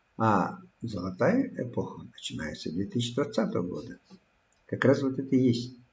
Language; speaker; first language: Russian; non-native, local second language; Kazakh